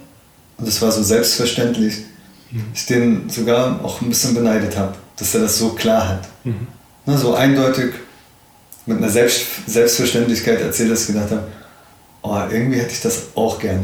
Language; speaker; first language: German; early bilingual, other home language; Arabic